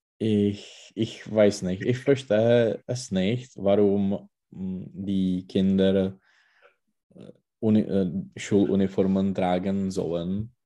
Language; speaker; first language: German; non-native, learner; Czech